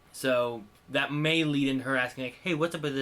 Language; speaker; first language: English; native; English